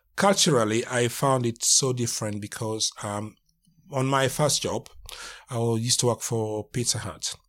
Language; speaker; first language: English; non-native, local second language; Luo (Kenya and Tanzania)